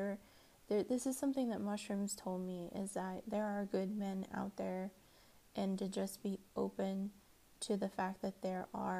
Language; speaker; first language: English; native; English